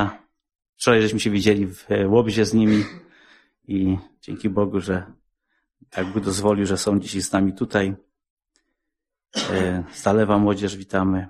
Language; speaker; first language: Polish; native; Polish